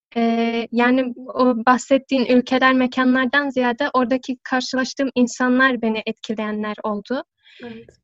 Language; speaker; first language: Turkish; early bilingual, heritage; Turkish